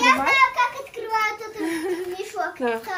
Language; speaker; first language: Russian; early bilingual, heritage; Russian